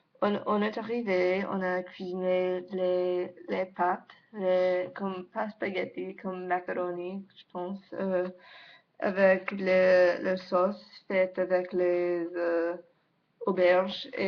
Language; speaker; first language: French; non-native, learner; English